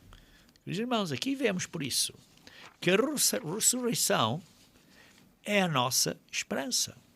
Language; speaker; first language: Portuguese; native; Portuguese